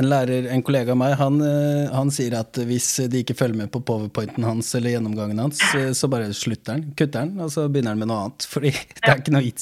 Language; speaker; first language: Norwegian; native; Norwegian